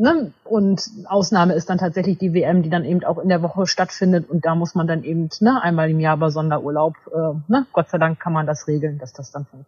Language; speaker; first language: German; native; German